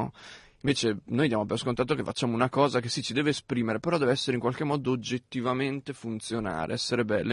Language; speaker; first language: Italian; native; Italian